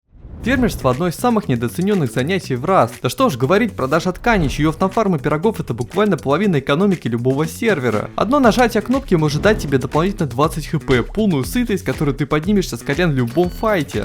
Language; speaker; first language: Russian; native; Russian